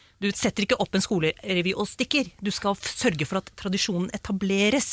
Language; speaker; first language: Norwegian; early bilingual, other home language; Urdu